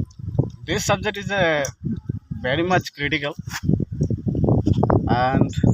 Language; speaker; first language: English; non-native, learner; Bangla